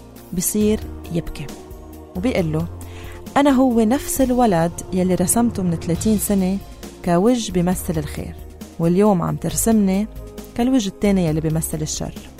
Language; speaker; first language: Arabic; native; Arabic